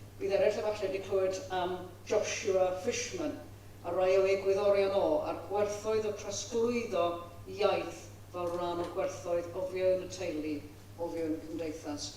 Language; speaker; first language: Welsh; non-native, fluent; English